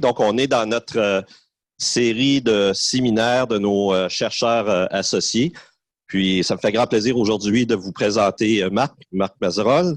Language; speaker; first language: French; native; French